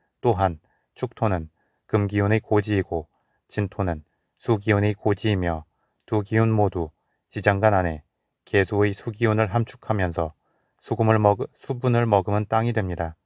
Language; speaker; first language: Korean; native; Korean